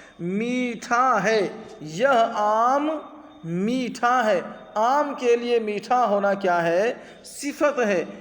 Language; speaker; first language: Urdu; native; Urdu